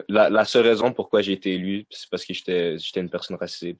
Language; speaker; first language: French; native; French